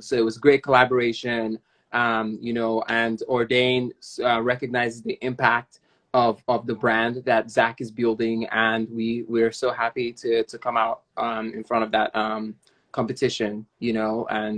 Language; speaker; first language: English; non-native, local second language; Yoruba